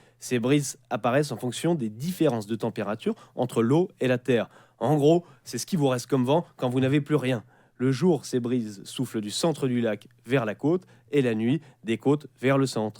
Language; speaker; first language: French; native; French